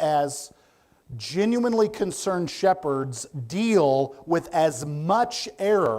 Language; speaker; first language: English; native; English